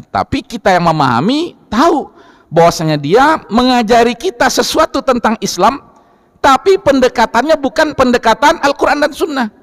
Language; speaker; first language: Indonesian; non-native, local second language; Minangkabau